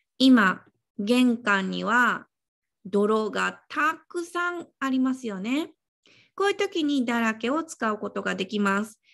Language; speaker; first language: Japanese; native; Japanese